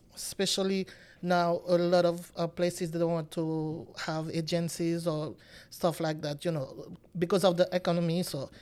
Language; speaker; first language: English; non-native, learner; Haitian Creole